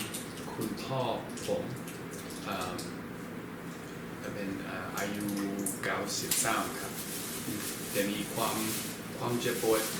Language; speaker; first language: Thai; non-native, learner; English